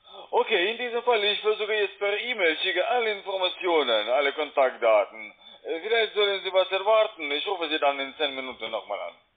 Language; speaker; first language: German; non-native, fluent; Russian